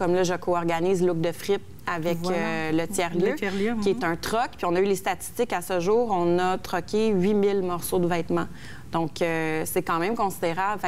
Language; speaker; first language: French; native; French